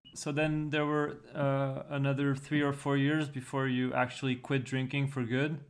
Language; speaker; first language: English; non-native, fluent; French